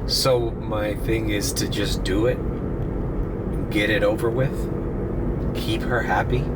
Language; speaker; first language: English; early bilingual, other home language; Spanish